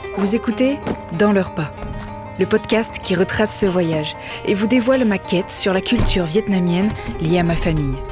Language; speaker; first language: French; native; French